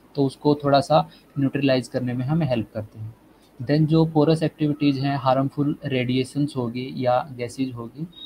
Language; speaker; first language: Hindi; native; Hindi